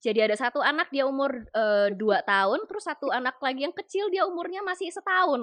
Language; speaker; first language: Indonesian; native; Indonesian